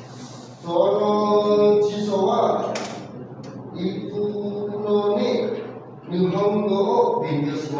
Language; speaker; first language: Japanese; non-native, learner; Indonesian